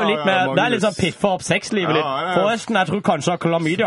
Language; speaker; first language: Norwegian; native; Norwegian